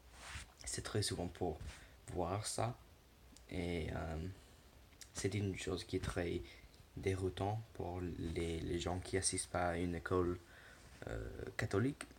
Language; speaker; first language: French; non-native, learner; English